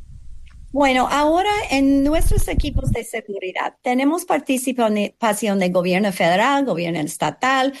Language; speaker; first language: Spanish; non-native, fluent; English